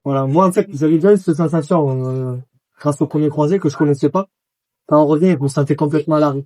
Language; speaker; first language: French; native; French